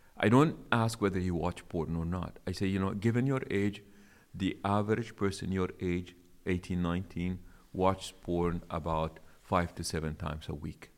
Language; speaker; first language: English; non-native, local second language; Arabic